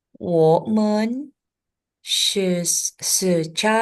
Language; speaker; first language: Chinese; non-native, learner; Indonesian